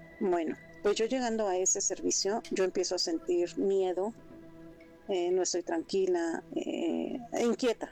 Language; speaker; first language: Spanish; native; Spanish